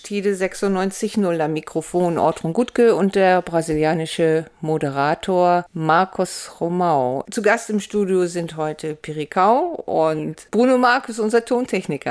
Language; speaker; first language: German; native; German